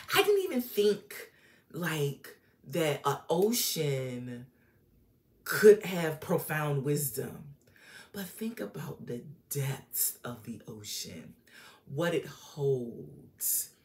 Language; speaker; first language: English; native; English